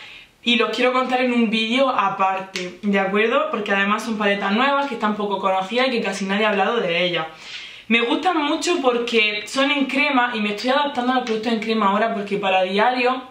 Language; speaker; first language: Spanish; native; Spanish